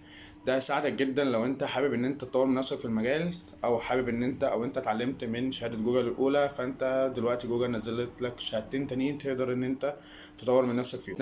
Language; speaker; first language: Arabic; native; Arabic